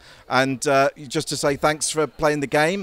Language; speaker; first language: English; native; English